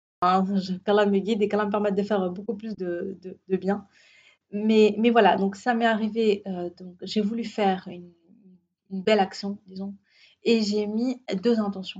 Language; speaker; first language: French; native; French